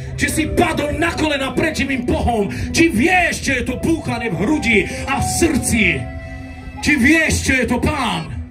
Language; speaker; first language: Slovak; non-native, local second language; Romany